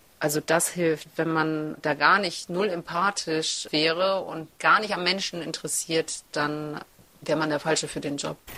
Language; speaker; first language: German; early bilingual, other home language; Russian